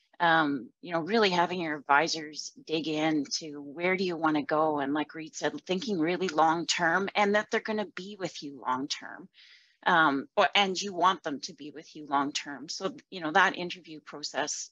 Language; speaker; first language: English; native; English